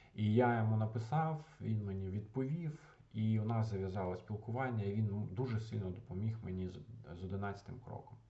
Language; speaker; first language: Ukrainian; non-native, local second language; Russian